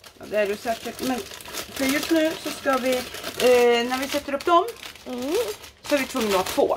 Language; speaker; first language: Swedish; native; Swedish